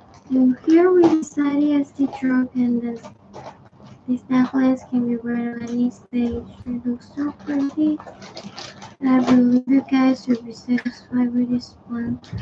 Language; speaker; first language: English; non-native, learner; Chinese